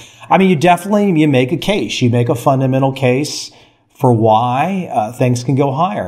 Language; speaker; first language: English; native; English